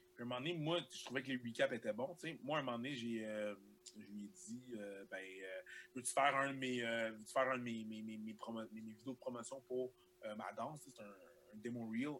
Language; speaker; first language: French; early bilingual, other home language; Haitian Creole